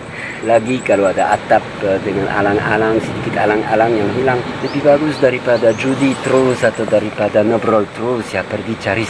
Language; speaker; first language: Indonesian; non-native, fluent; French